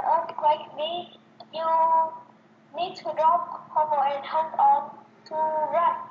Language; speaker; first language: English; non-native, learner; Vietnamese